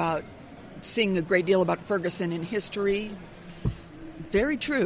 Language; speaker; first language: English; native; English